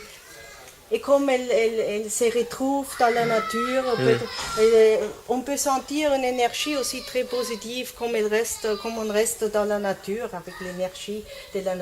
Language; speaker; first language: French; non-native, learner; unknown